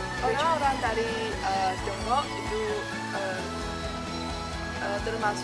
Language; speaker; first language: Indonesian; non-native, learner; Chinese